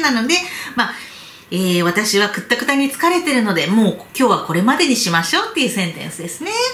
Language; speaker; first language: Japanese; native; Japanese